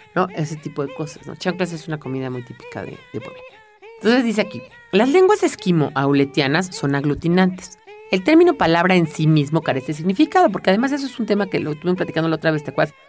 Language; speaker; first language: Spanish; native; Spanish